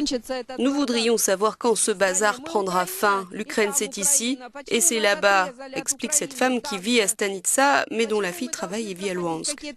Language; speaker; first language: French; native; French